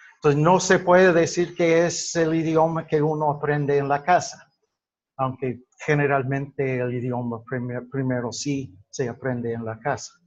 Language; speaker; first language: Spanish; non-native, fluent; English